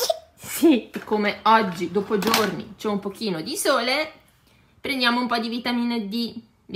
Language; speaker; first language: Italian; native; Italian